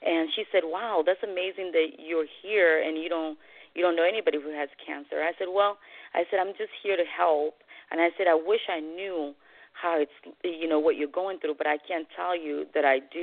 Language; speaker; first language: English; non-native, fluent; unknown